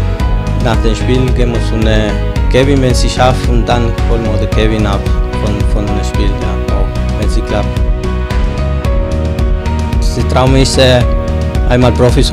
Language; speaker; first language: German; non-native, learner; Spanish